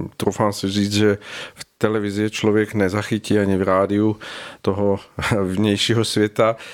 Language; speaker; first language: Czech; native; Czech